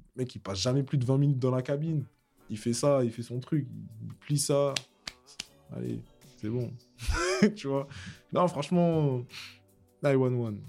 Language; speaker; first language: French; native; French